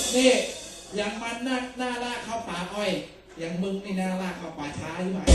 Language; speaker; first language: Thai; native; Thai